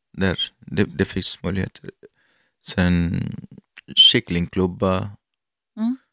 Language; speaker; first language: Swedish; non-native, learner; Arabic